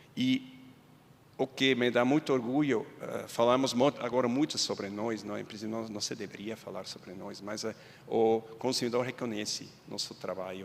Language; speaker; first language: Portuguese; non-native, fluent; Swiss German